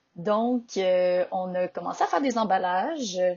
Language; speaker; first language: French; native; French